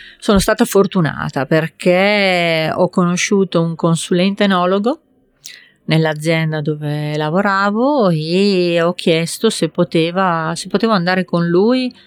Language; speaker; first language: Italian; native; Italian